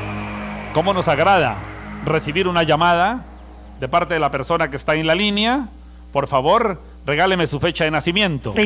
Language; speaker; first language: Spanish; native; Spanish